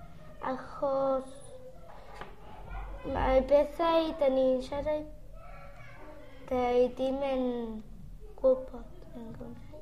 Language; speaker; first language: Welsh; non-native, local second language; Spanish